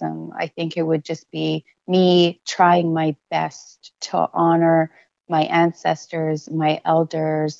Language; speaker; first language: English; non-native, local second language; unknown